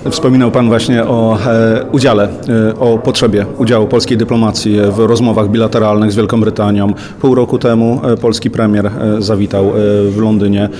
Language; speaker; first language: Polish; native; Polish